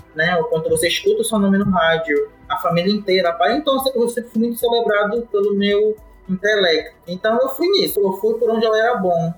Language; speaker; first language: Portuguese; native; Portuguese